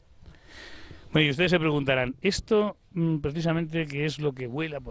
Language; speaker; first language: Spanish; native; Spanish